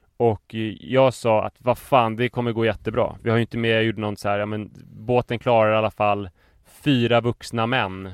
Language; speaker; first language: Swedish; native; Swedish